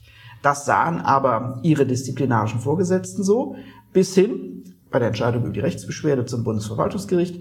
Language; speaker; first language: German; native; German